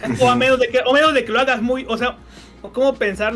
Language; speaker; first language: Spanish; native; Spanish